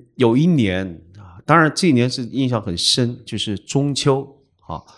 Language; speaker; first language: Chinese; non-native, local second language; Min Nan Chinese